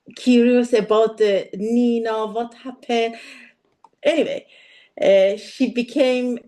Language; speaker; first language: English; non-native, learner; Persian